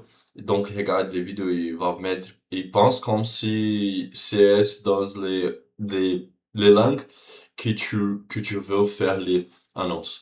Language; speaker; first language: French; non-native, learner; Portuguese